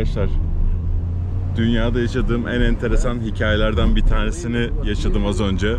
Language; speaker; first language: Turkish; native; Turkish